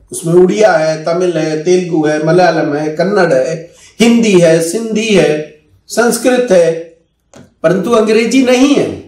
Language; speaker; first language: Hindi; native; Hindi